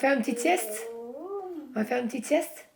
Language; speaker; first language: French; native; French